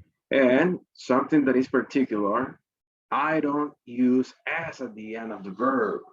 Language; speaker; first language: English; non-native, fluent; Spanish